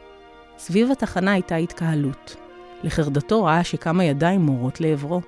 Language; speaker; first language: Hebrew; native; Hebrew